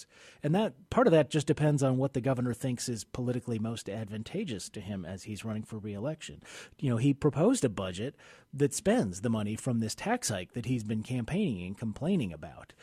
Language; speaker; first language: English; native; English